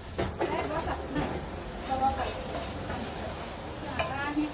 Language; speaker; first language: Portuguese; native; Portuguese